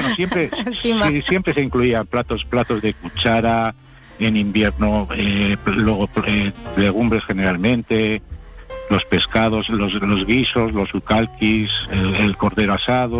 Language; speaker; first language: Spanish; native; Spanish